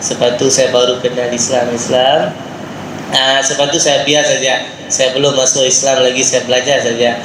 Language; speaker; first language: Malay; non-native, local second language; Tamil